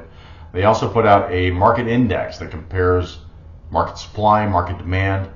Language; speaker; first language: English; native; English